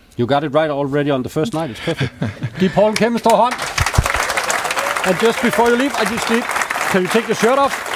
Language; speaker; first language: English; non-native, fluent; Danish